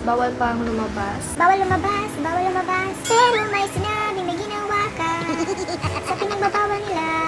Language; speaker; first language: Filipino; non-native, local second language; Cebuano